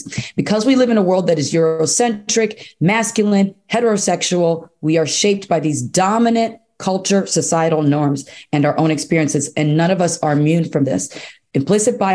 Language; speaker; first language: English; native; English